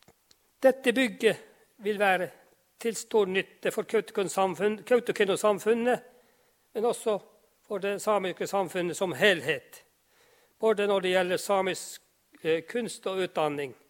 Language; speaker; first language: Norwegian; non-native, local second language; Northern Sami